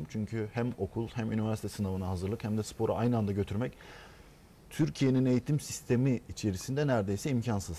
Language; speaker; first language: Turkish; native; Turkish